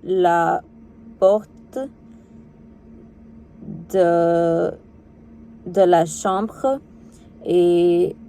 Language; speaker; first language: French; non-native, learner; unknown